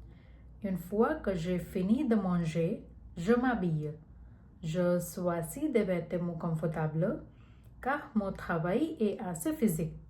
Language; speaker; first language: French; non-native, learner; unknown